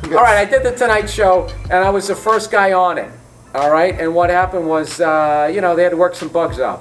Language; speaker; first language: English; native; English